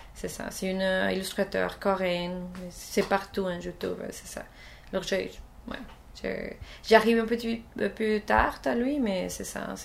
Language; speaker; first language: French; non-native, fluent; Spanish